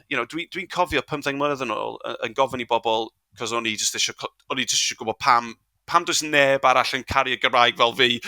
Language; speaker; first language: Welsh; non-native, local second language; English